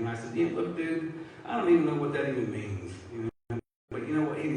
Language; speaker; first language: English; native; English